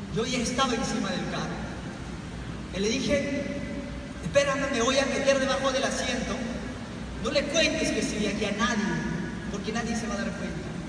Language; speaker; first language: Spanish; non-native, local second language; Quechua